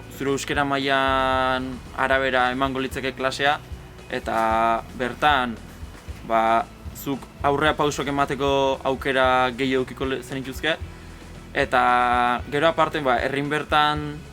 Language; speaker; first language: Basque; native; Basque